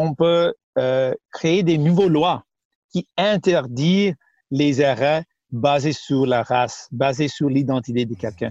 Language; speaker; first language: French; non-native, local second language; Punjabi